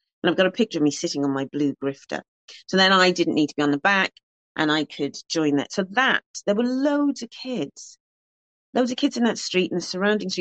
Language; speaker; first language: English; native; English